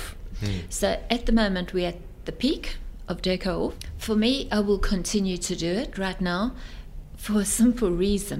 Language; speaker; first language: English; native; English